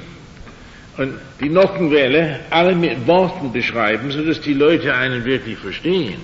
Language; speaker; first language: German; non-native, fluent; English